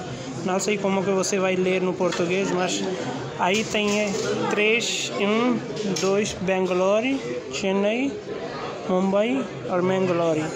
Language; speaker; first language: Portuguese; non-native, learner; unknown